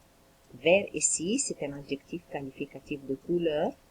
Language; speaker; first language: French; non-native, local second language; Arabic